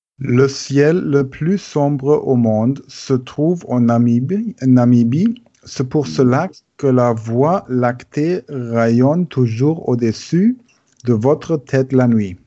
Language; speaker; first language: French; non-native, learner; German